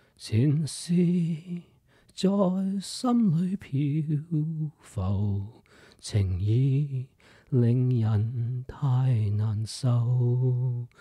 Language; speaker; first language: Cantonese; early bilingual, heritage; Cantonese